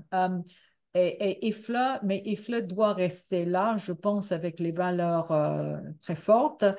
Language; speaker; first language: French; non-native, fluent; English